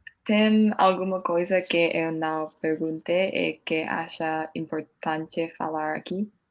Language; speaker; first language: Portuguese; non-native, learner; English